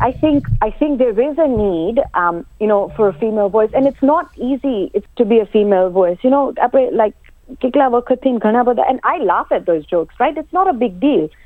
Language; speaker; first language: English; non-native, local second language; Gujarati